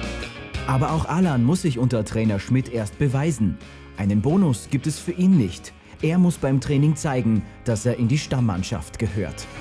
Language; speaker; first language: German; native; German